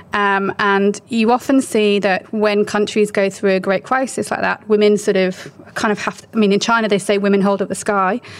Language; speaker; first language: English; native; English